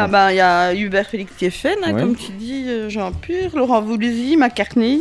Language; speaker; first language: French; native; French